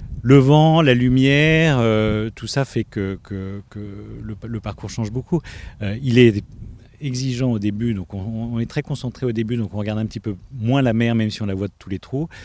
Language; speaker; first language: French; native; French